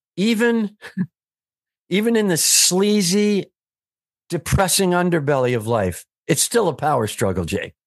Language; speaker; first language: English; native; English